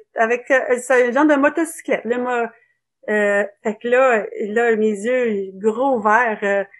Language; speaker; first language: French; native; French